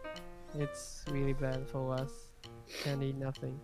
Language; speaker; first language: English; non-native, learner; Japanese